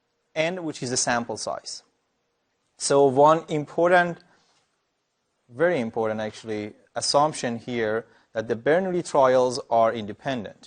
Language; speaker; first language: English; non-native, fluent; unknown